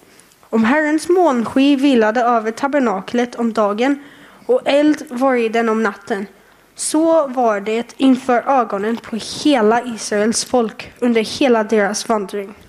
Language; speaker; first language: Swedish; native; Swedish